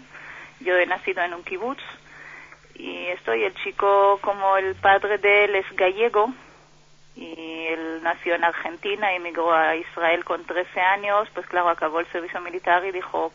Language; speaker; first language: Spanish; non-native, fluent; Hebrew